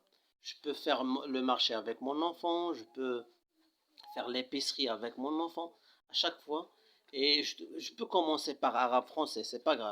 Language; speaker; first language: French; non-native, local second language; Arabic